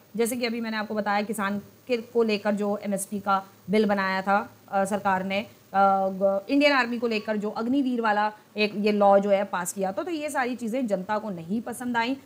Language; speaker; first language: Hindi; non-native, local second language; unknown